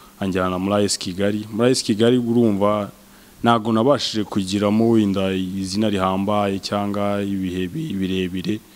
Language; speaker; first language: Kinyarwanda; native; Kinyarwanda